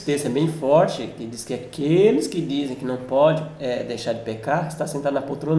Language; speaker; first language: Portuguese; native; Portuguese